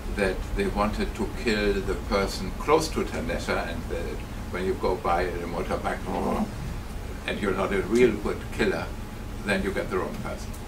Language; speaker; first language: English; non-native, fluent; German